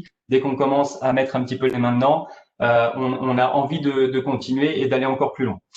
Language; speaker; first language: French; native; French